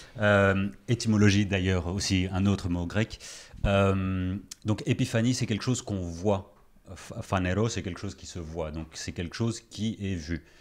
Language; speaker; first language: French; early bilingual, other home language; Greek